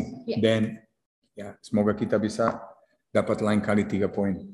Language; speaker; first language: Indonesian; non-native, fluent; Serbian